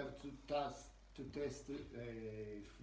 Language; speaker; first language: English; non-native, learner; Italian